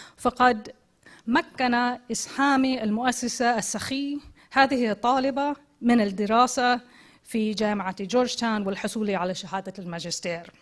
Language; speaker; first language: Arabic; non-native, fluent; English